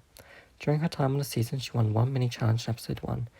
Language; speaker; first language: English; native; English